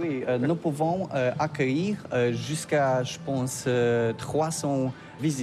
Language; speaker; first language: French; non-native, learner; Polish